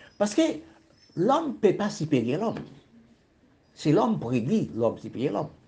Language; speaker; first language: French; non-native, local second language; Haitian Creole